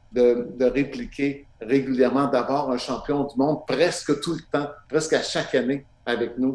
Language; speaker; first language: French; native; French